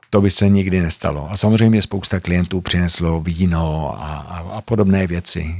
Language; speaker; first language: Czech; early bilingual, heritage; Czech